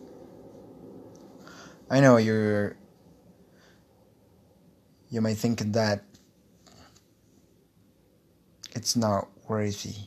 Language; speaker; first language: English; non-native, learner; Portuguese